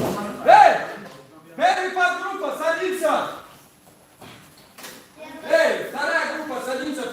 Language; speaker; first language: Russian; native; Russian